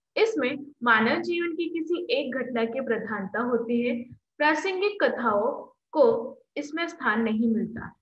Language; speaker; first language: Hindi; non-native, local second language; Marathi